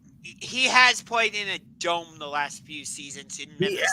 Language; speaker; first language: English; native; English